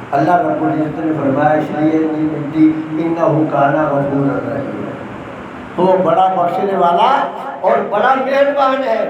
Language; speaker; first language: Urdu; non-native, local second language; Punjabi